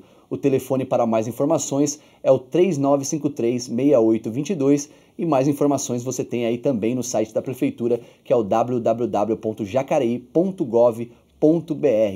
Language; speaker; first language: Portuguese; native; Portuguese